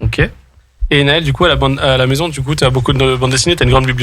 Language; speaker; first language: French; native; French